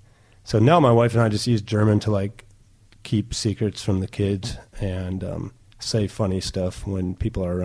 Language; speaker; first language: English; non-native, fluent; German